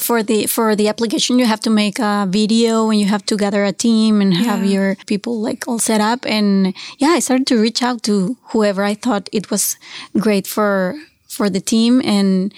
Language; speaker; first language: English; non-native, fluent; Spanish